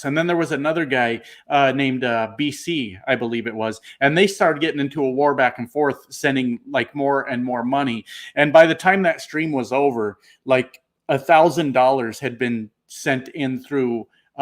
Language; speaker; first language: English; native; English